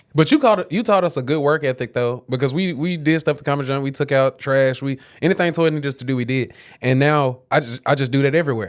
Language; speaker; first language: English; native; English